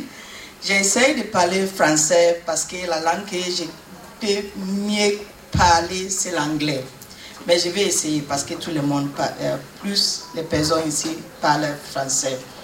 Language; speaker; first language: French; non-native, learner; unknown